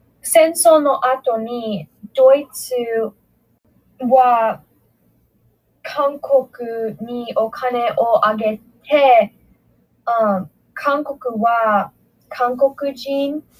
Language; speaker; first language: Japanese; non-native, learner; English